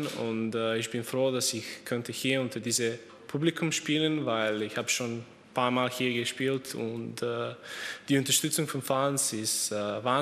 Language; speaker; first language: German; non-native, fluent; Serbian